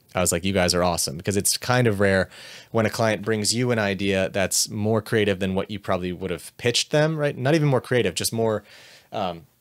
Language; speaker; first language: English; native; English